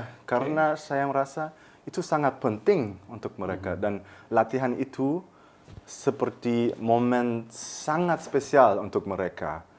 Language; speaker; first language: Indonesian; early bilingual, heritage; German